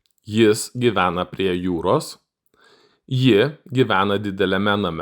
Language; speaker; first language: Lithuanian; non-native, fluent; Russian